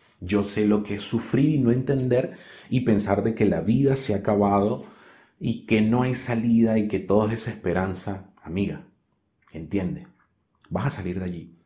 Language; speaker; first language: Spanish; native; Spanish